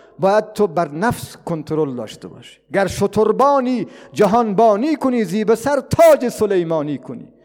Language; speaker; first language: Persian; non-native, local second language; Baluchi